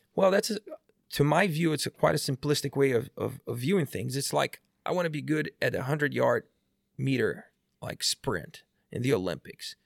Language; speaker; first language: English; non-native, fluent; Portuguese